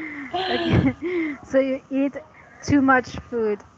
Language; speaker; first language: English; non-native, fluent; Cebuano